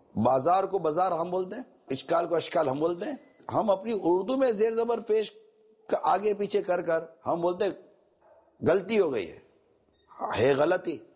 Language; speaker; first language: Urdu; native; Urdu